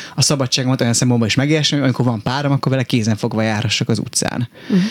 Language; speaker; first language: Hungarian; native; Hungarian